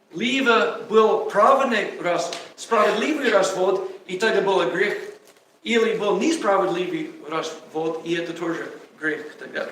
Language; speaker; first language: Russian; non-native, learner; English